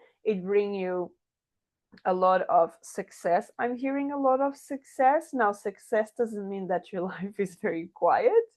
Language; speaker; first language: English; non-native, fluent; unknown